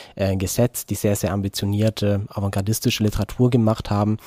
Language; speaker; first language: German; non-native, fluent; Norwegian